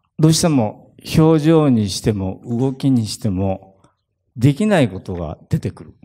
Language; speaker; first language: Japanese; native; Japanese